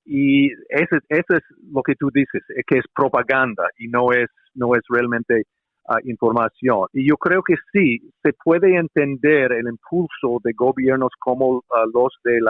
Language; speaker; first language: Spanish; non-native, fluent; English